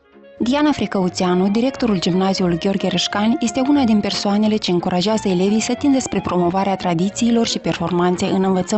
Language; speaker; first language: Romanian; native; Romanian